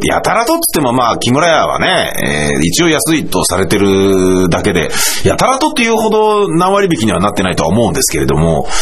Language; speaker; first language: Japanese; native; Japanese